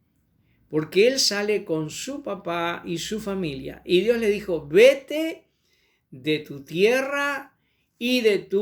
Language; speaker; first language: Spanish; native; Spanish